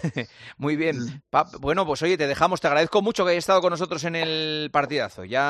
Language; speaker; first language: Spanish; native; Spanish